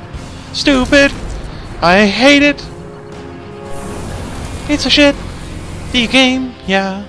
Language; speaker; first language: English; native; English